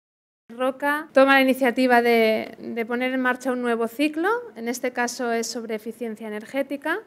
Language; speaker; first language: Spanish; native; Spanish